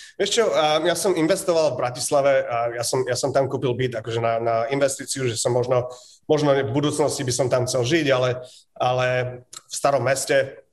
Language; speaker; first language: Slovak; native; Slovak